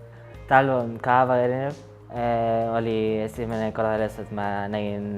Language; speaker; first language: Estonian; non-native, learner; Spanish